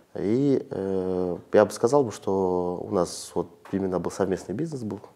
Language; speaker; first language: Russian; non-native, local second language; Kyrgyz